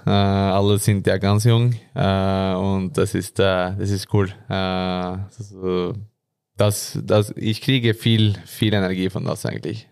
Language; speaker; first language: German; non-native, learner; Norwegian